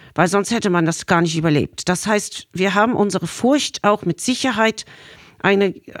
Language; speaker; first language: German; non-native, fluent; English